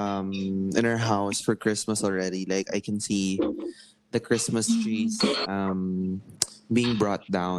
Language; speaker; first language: English; non-native, local second language; Filipino